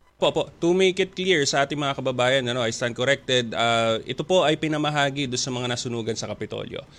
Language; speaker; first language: Filipino; native; Filipino